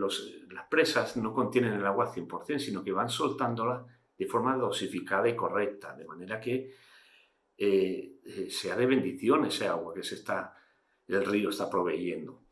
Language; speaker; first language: Spanish; native; Spanish